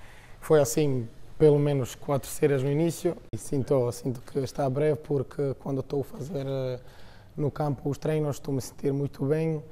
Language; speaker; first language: Portuguese; non-native, fluent; Croatian